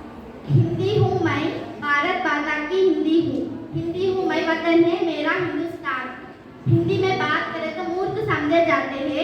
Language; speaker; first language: Hindi; non-native, local second language; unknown